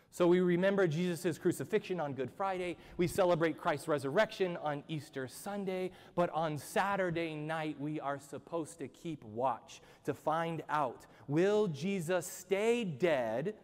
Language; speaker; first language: English; native; English